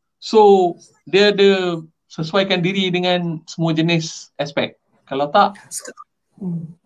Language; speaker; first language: Malay; non-native, local second language; Tamil